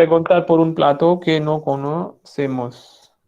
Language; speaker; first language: Spanish; non-native, fluent; Hindi